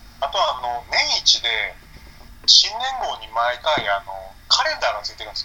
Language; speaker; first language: Japanese; native; Japanese